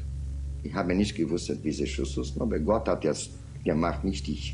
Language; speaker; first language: German; non-native, learner; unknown